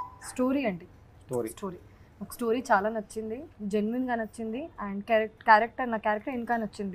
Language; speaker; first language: Telugu; non-native, learner; Hindi